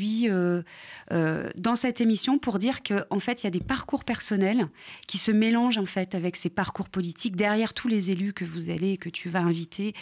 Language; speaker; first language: French; native; French